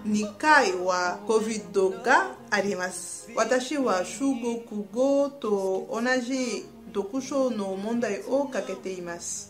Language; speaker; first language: Japanese; non-native, learner; Lingala